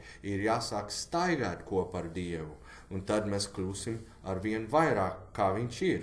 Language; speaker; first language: Latvian; non-native, learner; English